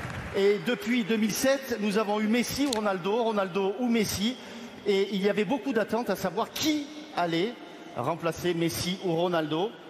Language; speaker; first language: French; native; French